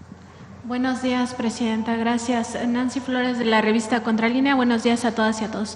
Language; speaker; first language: Spanish; native; Spanish